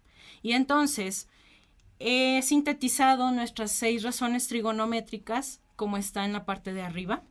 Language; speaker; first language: Spanish; native; Spanish